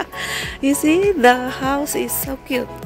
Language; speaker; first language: English; non-native, local second language; Filipino